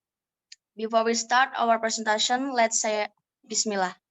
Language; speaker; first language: English; non-native, learner; Indonesian